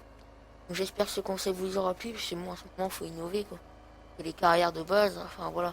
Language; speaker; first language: French; native; French